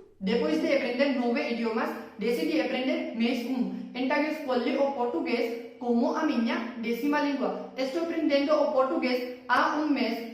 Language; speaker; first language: Portuguese; non-native, learner; Gujarati